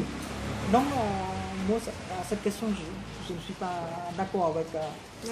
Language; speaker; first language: French; non-native, fluent; Khmer